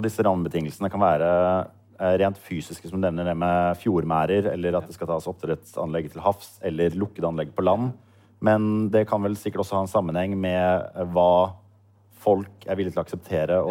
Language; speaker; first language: Norwegian; native; Norwegian